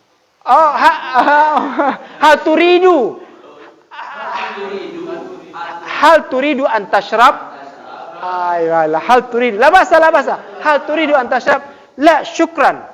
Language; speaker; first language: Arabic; non-native, fluent; Indonesian